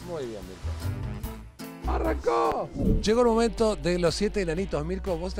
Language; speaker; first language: Spanish; native; Spanish